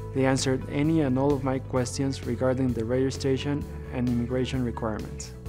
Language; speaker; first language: English; non-native, fluent; Spanish